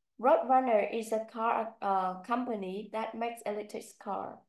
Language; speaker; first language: English; non-native, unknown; Vietnamese